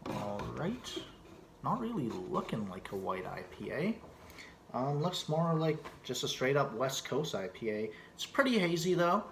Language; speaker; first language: English; native; English